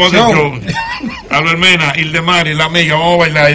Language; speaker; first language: Spanish; native; Spanish